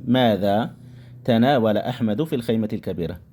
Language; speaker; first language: Arabic; non-native, fluent; Indonesian